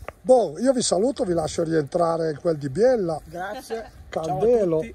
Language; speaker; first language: Italian; native; Italian